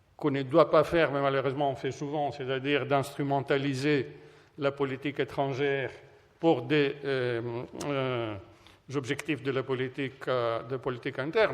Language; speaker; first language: French; non-native, fluent; Greek